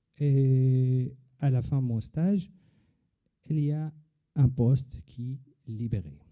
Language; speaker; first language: French; non-native, learner; Arabic